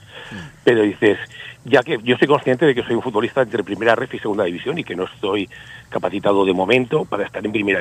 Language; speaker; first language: Spanish; native; Spanish